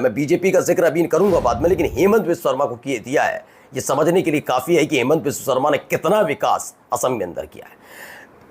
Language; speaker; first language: Hindi; native; Hindi